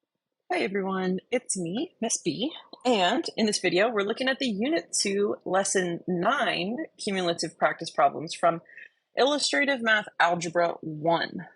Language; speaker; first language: English; native; English